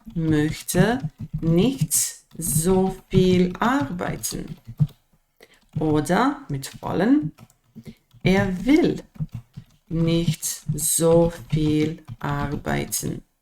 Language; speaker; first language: German; non-native, fluent; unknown